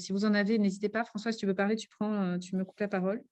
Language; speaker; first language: French; native; French